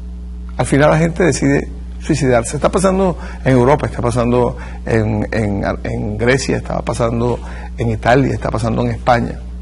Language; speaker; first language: Spanish; native; Spanish